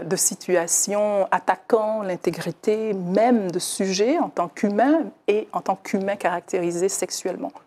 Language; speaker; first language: French; native; French